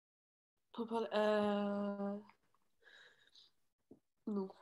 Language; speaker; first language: French; non-native, learner; English